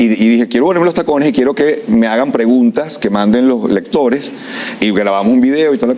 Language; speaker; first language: Spanish; native; Spanish